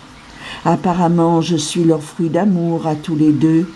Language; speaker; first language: French; native; French